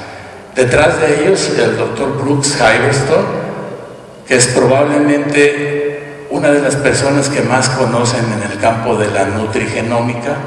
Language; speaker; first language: Spanish; native; Spanish